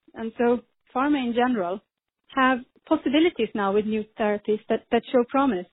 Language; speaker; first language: English; non-native, fluent; Swedish